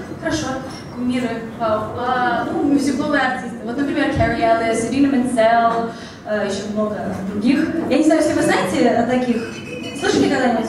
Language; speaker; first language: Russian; early bilingual, heritage; Russian